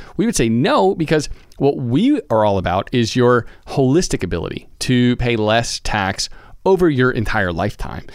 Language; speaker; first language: English; native; English